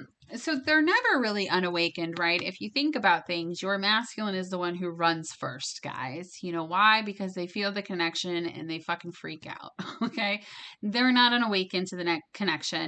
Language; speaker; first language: English; native; English